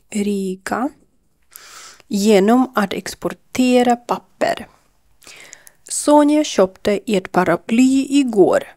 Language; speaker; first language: Swedish; non-native, learner; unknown